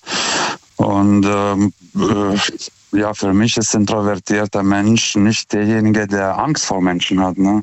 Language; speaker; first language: German; non-native, fluent; Lithuanian